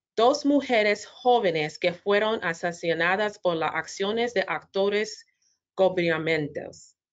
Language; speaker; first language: Spanish; native; Spanish